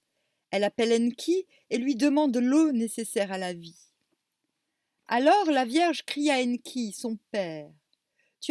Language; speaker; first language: French; native; French